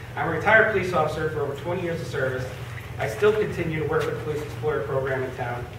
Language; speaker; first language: English; native; English